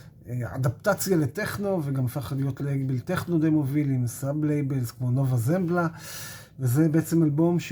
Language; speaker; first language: Hebrew; native; Hebrew